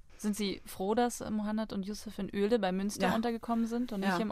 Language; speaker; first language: German; native; German